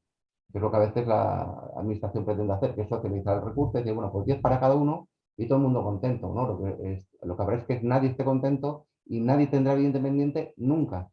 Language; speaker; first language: Spanish; native; Spanish